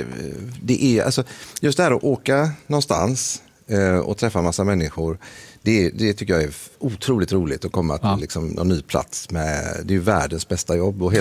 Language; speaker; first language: Swedish; native; Swedish